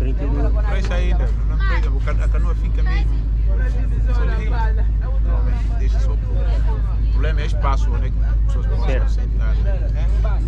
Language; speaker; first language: Portuguese; non-native, local second language; Upper Guinea Crioulo